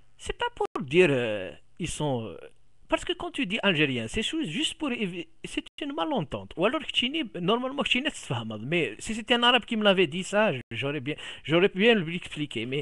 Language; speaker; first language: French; non-native, local second language; Kabyle